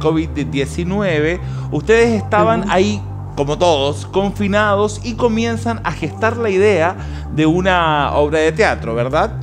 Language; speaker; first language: Spanish; native; Spanish